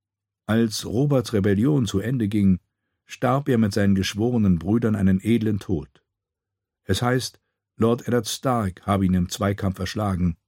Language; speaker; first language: German; native; German